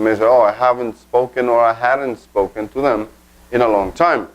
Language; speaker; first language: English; non-native, fluent; Spanish